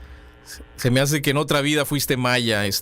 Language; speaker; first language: Spanish; native; Spanish